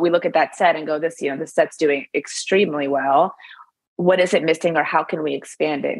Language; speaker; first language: English; native; English